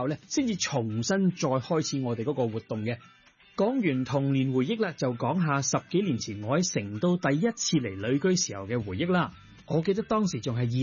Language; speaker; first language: Cantonese; native; Cantonese